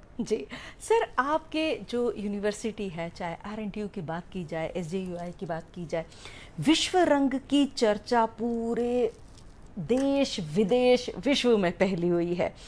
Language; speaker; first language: Hindi; native; Hindi